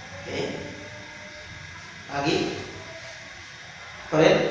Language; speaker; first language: Indonesian; native; Indonesian